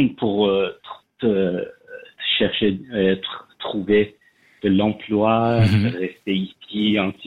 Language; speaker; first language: French; non-native, learner; Persian